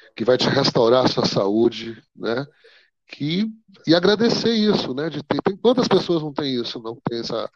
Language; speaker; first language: Portuguese; native; Portuguese